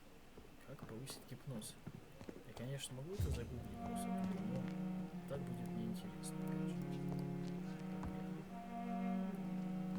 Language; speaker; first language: Russian; native; Russian